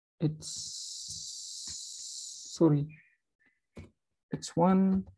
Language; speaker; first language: English; non-native, fluent; Indonesian